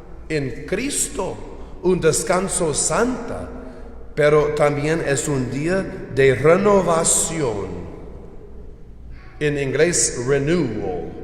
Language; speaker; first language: Spanish; non-native, learner; English